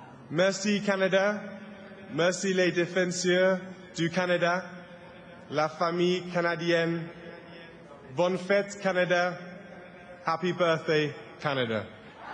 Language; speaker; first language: French; non-native, fluent; English